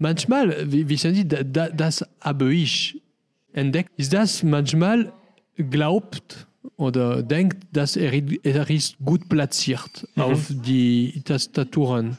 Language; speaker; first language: German; non-native, learner; French